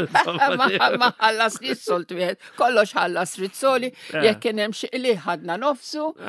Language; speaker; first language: Maltese; non-native, local second language; Italian